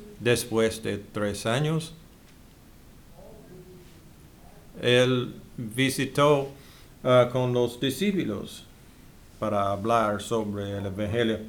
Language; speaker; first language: Spanish; non-native, learner; English